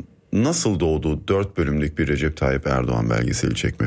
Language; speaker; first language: Turkish; native; Turkish